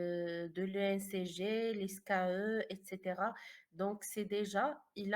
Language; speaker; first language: French; non-native, fluent; Arabic